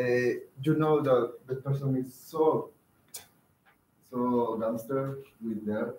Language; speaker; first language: English; non-native, learner; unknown